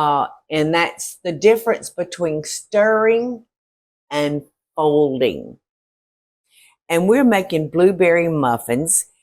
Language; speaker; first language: English; native; English